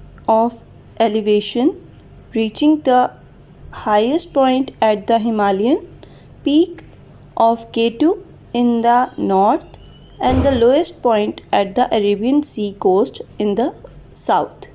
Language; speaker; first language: English; non-native, local second language; Urdu